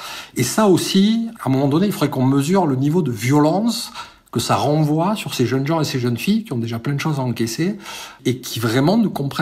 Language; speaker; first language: French; native; French